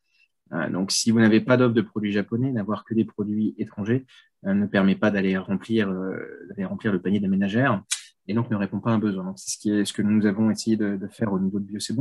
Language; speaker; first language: French; native; French